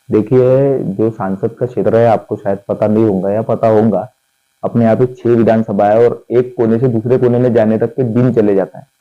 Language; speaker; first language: Hindi; non-native, local second language; Marathi